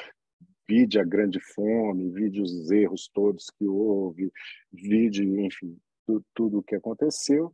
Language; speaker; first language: Portuguese; native; Portuguese